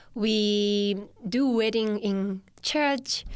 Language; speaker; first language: English; non-native, fluent; Japanese